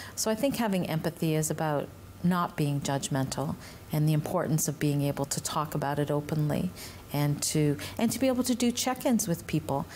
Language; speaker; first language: English; native; English